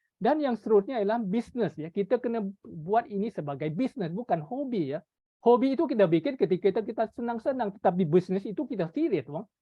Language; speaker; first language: Malay; native; Malay